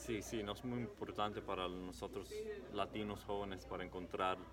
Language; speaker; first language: Spanish; early bilingual, heritage; English